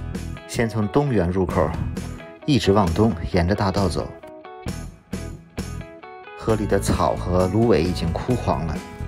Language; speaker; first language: Chinese; native; Chinese